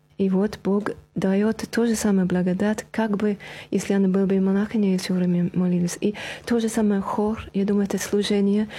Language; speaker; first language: Russian; non-native, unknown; French